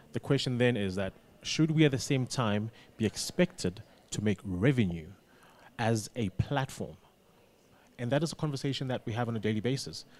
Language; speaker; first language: English; non-native, local second language; Xhosa